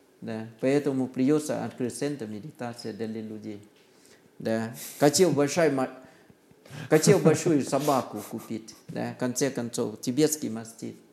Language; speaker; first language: Russian; non-native, learner; Thai